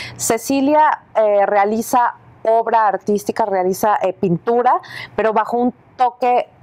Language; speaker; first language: Spanish; native; Spanish